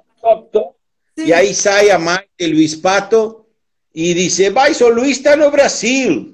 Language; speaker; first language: Portuguese; non-native, learner; Spanish